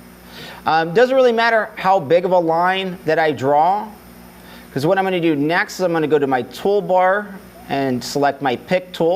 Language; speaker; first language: English; native; English